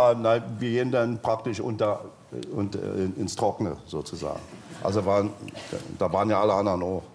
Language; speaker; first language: German; native; German